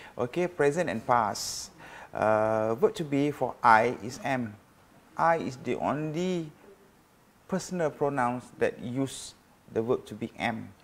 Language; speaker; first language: English; non-native, local second language; Malay